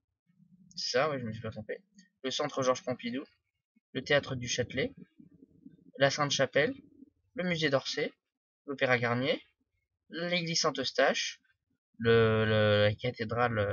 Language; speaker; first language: French; native; French